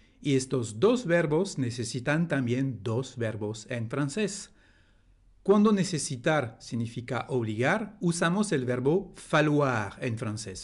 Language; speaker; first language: Spanish; non-native, fluent; French